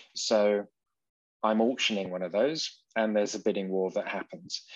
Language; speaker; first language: English; native; English